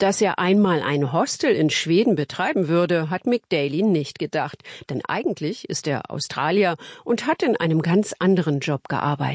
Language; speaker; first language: German; native; German